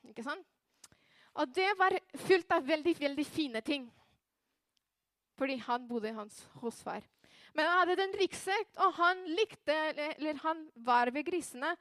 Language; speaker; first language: Norwegian; non-native, fluent; Spanish